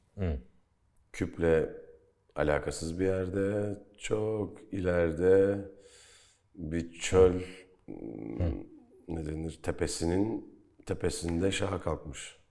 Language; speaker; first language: Turkish; native; Turkish